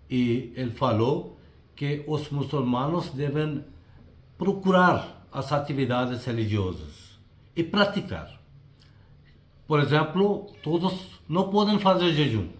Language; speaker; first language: Portuguese; non-native, fluent; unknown